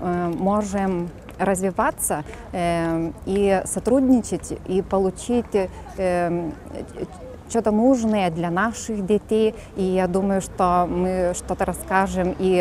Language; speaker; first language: Russian; non-native, learner; Lithuanian